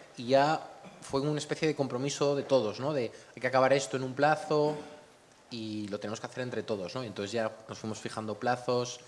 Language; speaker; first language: Spanish; native; Spanish